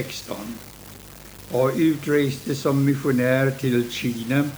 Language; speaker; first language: Swedish; early bilingual, heritage; Swedish